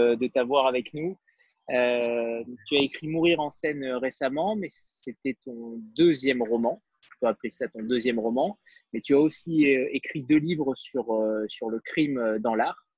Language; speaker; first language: French; native; French